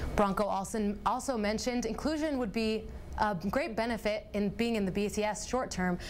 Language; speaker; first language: English; native; English